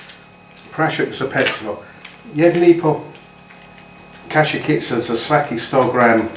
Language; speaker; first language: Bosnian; non-native, learner; English